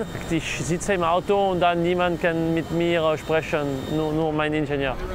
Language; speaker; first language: German; non-native, local second language; French